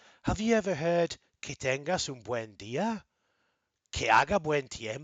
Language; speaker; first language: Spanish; non-native, fluent; English